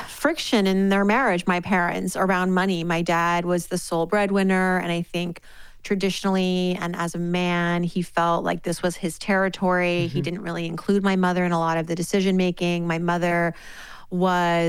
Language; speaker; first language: English; native; English